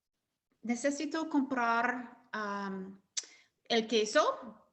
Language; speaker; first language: Spanish; non-native, learner; English